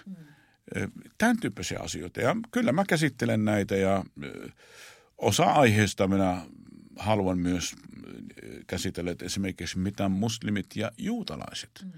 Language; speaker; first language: Finnish; non-native, fluent; Arabic